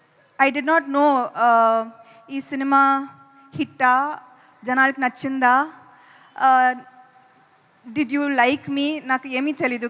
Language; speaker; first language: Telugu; non-native, fluent; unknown